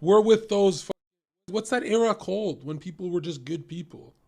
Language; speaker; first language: English; native; English